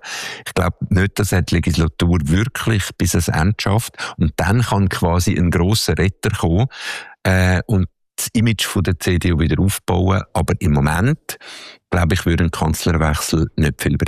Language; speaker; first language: German; native; German